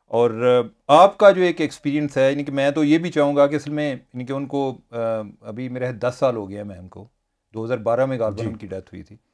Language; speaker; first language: Urdu; non-native, local second language; Punjabi